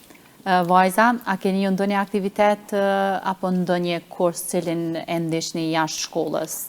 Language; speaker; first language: Albanian; native; Albanian